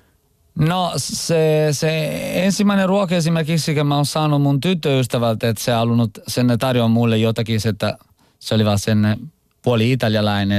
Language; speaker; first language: Finnish; non-native, local second language; Italian